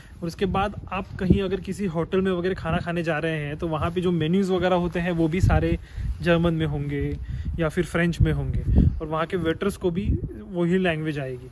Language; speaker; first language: Hindi; native; Hindi